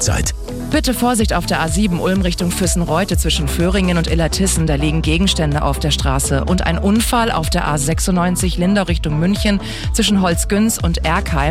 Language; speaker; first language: German; native; German